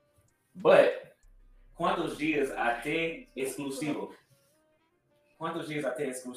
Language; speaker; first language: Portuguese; non-native, learner; English